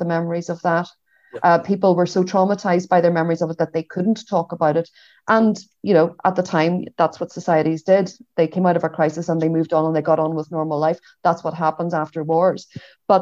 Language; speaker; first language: English; native; English